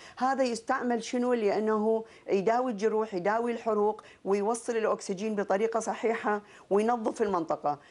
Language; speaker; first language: Arabic; native; Arabic